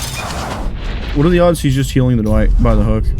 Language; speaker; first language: English; native; English